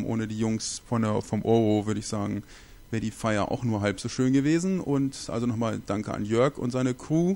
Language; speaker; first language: German; native; German